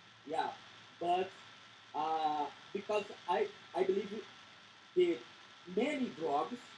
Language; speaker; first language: English; non-native, learner; Portuguese